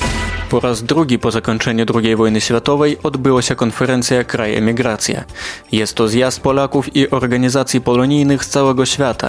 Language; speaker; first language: Polish; native; Polish